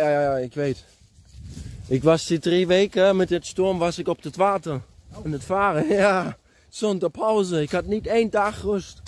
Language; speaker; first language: Dutch; non-native, learner; German